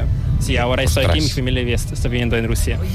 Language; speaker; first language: Spanish; non-native, learner; Korean